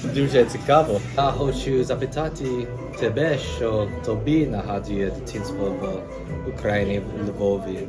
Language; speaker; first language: Ukrainian; non-native, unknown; English